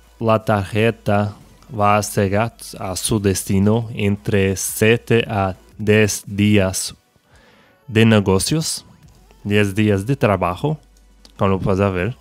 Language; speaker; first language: Spanish; non-native, fluent; Portuguese